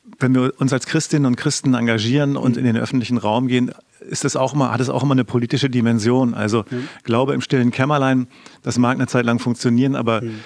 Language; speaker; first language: German; native; German